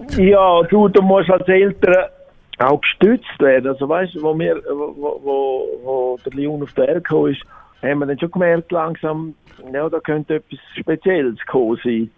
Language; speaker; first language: German; native; German